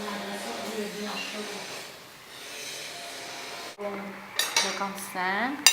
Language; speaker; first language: French; non-native, fluent; Vietnamese